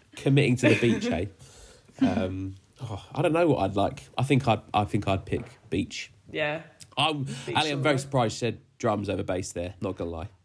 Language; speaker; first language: English; native; English